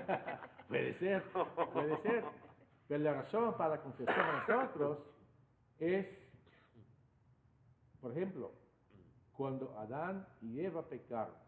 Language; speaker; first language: Spanish; non-native, fluent; English